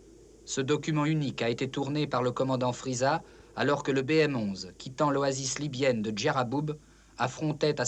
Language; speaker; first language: French; native; French